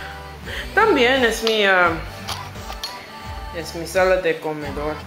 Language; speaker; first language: Spanish; non-native, learner; English